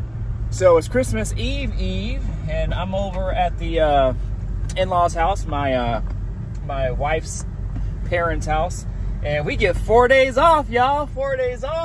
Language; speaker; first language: English; native; English